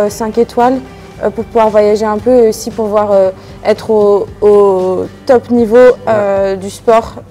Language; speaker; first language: French; native; French